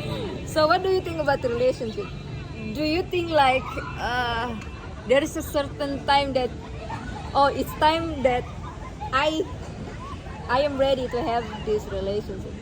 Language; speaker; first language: English; non-native, fluent; Indonesian